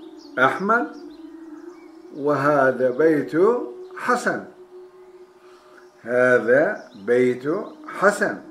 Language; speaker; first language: Arabic; non-native, fluent; Turkish